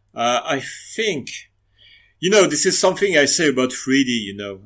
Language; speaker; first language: English; non-native, fluent; French